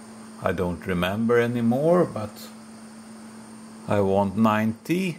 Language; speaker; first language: English; non-native, fluent; Swedish